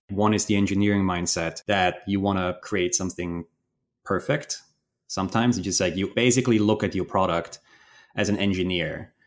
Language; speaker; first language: English; non-native, fluent; German